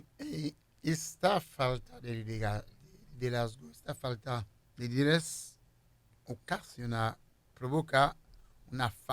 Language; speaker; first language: Spanish; non-native, fluent; Haitian Creole